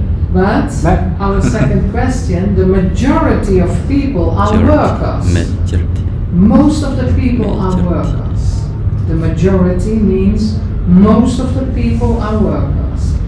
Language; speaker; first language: English; non-native, fluent; Dutch